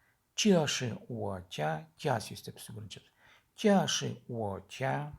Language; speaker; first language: Chinese; non-native, learner; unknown